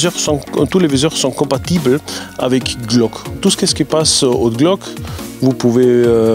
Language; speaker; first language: French; non-native, fluent; German